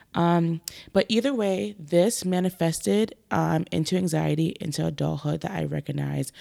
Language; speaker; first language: English; native; English